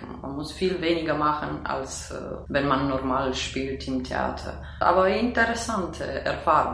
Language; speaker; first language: German; non-native, fluent; Romanian